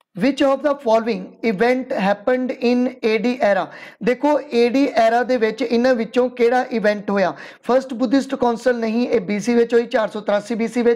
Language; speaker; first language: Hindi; non-native, local second language; Punjabi